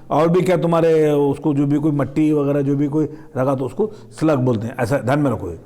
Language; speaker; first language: Hindi; non-native, local second language; Marathi